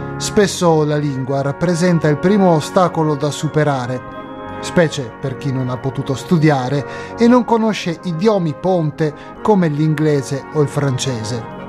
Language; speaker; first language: Italian; native; Italian